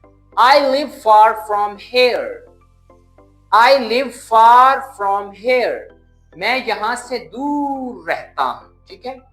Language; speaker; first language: English; non-native, local second language; Urdu